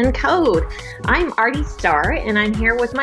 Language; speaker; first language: English; native; English